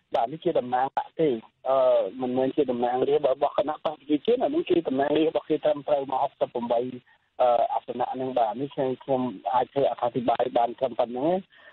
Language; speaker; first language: Khmer; native; Khmer